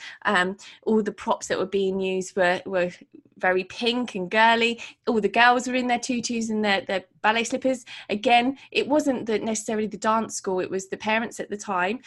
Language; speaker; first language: English; native; English